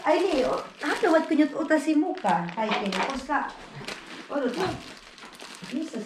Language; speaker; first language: Finnish; non-native, learner; Waray